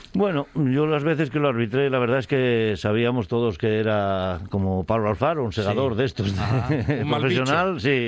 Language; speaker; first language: Spanish; native; Spanish